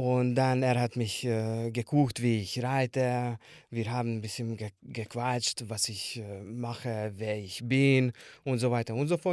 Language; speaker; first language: German; non-native, learner; Hungarian